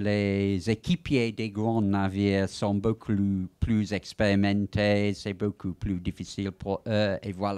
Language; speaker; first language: French; non-native, fluent; English